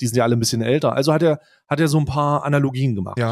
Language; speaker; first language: German; native; German